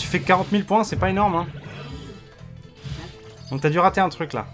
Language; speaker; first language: French; native; French